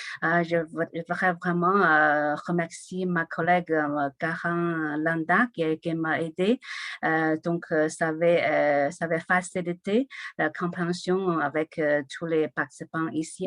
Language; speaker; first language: French; non-native, learner; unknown